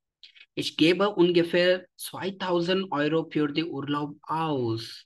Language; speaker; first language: German; non-native, learner; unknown